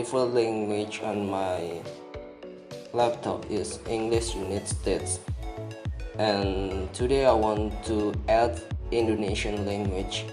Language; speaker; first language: English; non-native, learner; Indonesian